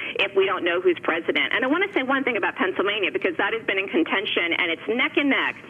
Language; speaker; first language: English; native; English